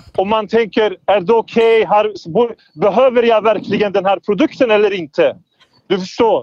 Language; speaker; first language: Swedish; non-native, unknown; Turkish